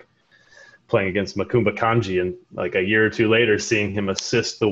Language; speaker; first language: English; native; English